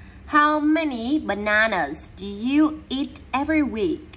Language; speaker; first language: English; non-native, fluent; Vietnamese